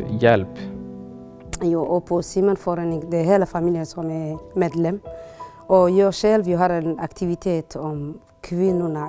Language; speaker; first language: Swedish; non-native, learner; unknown